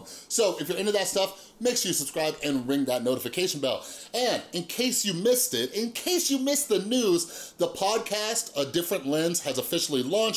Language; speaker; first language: English; native; English